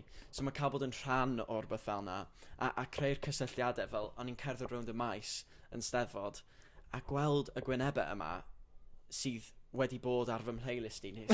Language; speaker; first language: Welsh; native; Welsh